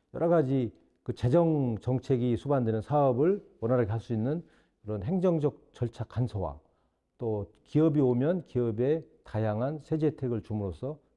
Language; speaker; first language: Korean; native; Korean